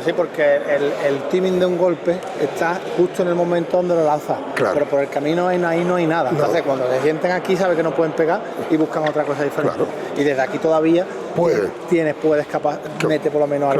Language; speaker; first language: Spanish; native; Spanish